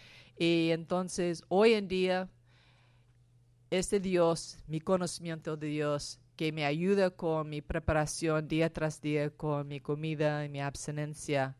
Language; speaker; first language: Spanish; non-native, fluent; English